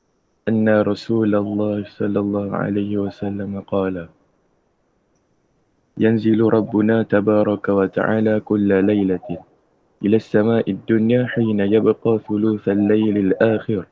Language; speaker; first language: Arabic; non-native, learner; Malay